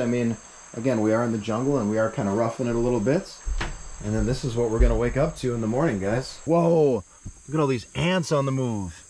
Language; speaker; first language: English; native; English